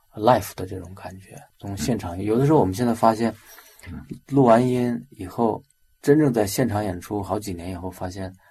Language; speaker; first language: Chinese; non-native, local second language; Mongolian